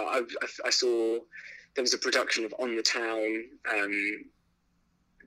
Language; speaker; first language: English; native; English